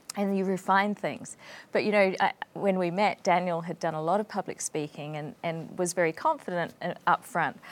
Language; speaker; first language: English; native; English